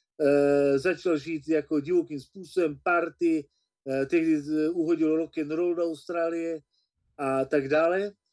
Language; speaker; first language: Czech; native; Czech